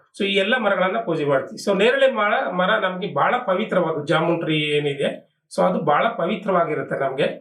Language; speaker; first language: Kannada; non-native, local second language; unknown